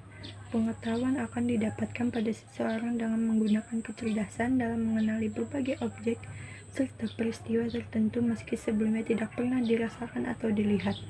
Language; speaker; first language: Indonesian; native; Indonesian